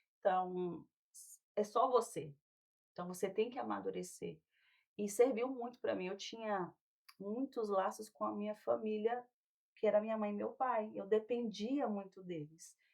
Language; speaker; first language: Portuguese; native; Portuguese